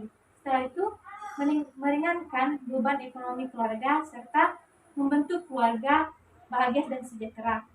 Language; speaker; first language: Indonesian; native; Indonesian